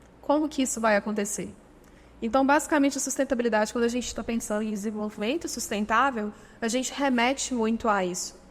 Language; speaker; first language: Portuguese; native; Portuguese